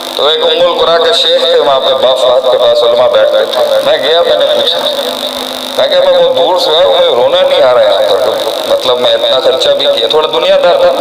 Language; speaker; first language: Urdu; non-native, local second language; Punjabi